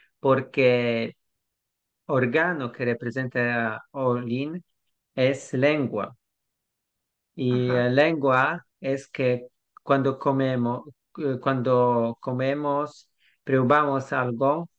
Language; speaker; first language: Spanish; non-native, learner; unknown